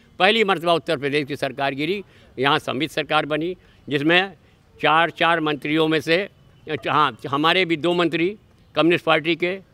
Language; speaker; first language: Hindi; native; Hindi